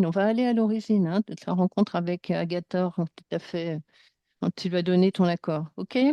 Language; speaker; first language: French; native; French